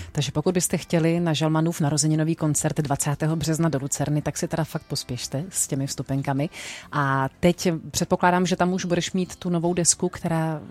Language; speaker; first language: Czech; native; Czech